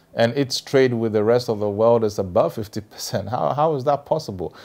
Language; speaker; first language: English; non-native, local second language; Ewe